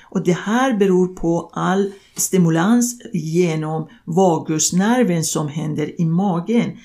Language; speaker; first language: Swedish; non-native, fluent; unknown